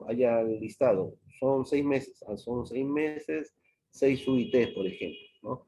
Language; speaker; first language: Spanish; native; Spanish